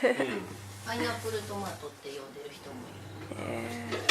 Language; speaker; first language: Japanese; native; Japanese